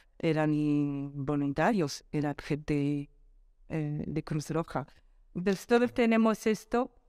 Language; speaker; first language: Spanish; early bilingual, other home language; Arabic